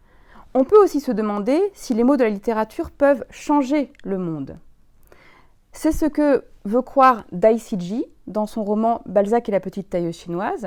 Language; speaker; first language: French; native; French